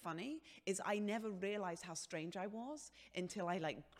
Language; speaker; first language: English; native; English